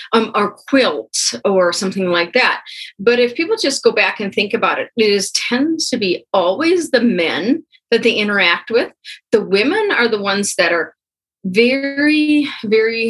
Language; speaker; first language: English; early bilingual, other home language; German